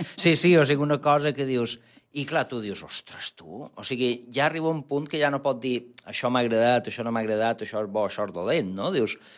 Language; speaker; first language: Catalan; non-native, local second language; Spanish